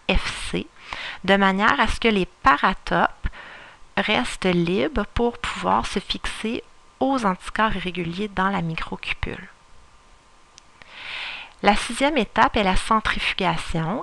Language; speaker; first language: French; native; French